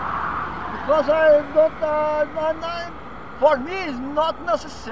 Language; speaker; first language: English; non-native, learner; Portuguese